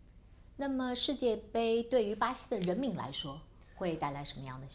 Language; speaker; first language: Chinese; native; Chinese